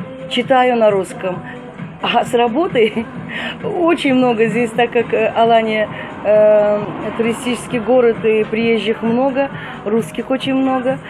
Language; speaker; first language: Russian; non-native, fluent; Turkish